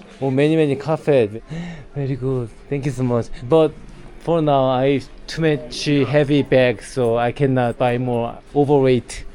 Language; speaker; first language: English; non-native, learner; Korean